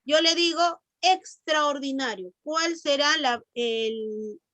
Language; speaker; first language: Spanish; native; Spanish